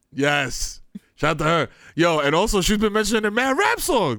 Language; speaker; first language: English; early bilingual, other home language; Spanish